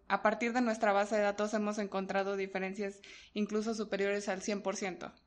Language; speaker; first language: Spanish; native; Spanish